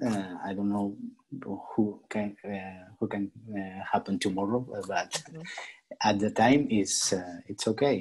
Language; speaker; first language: English; non-native, learner; Spanish